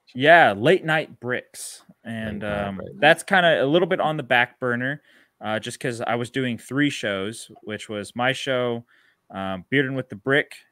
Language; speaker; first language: English; native; English